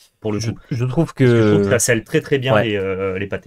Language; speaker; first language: French; native; French